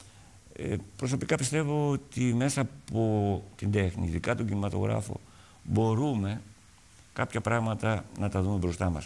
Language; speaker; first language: Greek; native; Greek